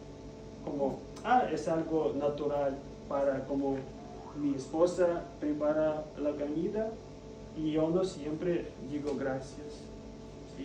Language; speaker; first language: Spanish; non-native, fluent; Russian